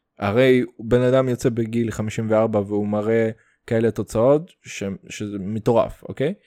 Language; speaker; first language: Hebrew; early bilingual, other home language; Russian